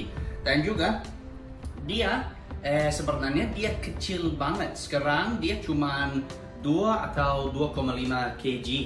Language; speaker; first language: Indonesian; non-native, learner; English